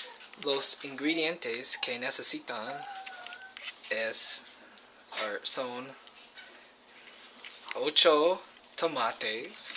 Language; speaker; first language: Spanish; non-native, learner; English